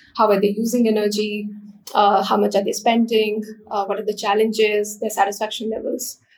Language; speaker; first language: English; non-native, local second language; Hindi